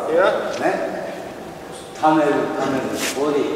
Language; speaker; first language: English; non-native, learner; Japanese